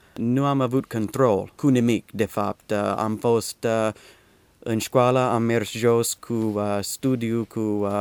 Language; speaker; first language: Romanian; non-native, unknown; English